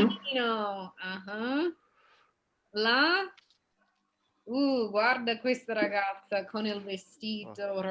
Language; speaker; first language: Italian; non-native, fluent; English